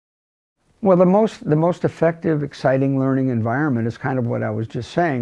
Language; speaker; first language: English; native; English